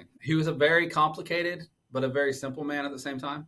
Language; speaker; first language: English; native; English